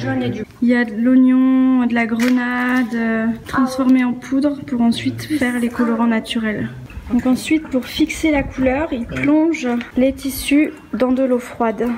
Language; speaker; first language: French; native; French